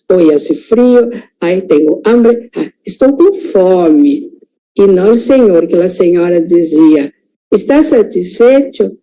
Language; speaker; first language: Spanish; non-native, fluent; Portuguese